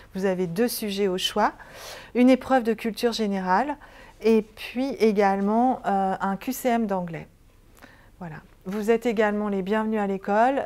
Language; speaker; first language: French; native; French